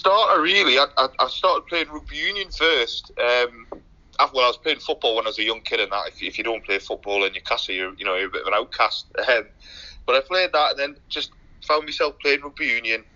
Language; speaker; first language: English; native; English